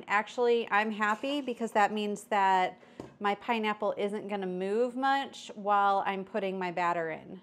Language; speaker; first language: English; native; English